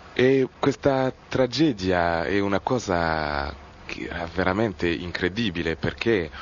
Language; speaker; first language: Italian; non-native, fluent; Kinyarwanda